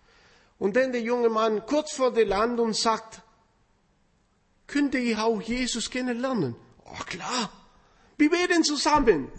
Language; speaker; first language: German; non-native, fluent; Spanish